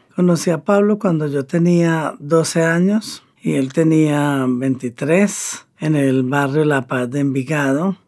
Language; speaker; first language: Spanish; native; Spanish